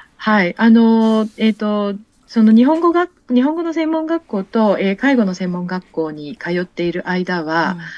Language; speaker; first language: Japanese; native; Japanese